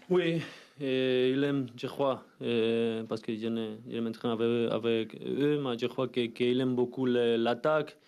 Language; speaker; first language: French; non-native, learner; Spanish